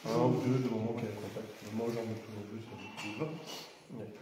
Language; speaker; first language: French; native; French